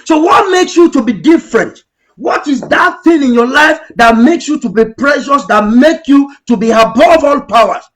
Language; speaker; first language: English; non-native, local second language; Yoruba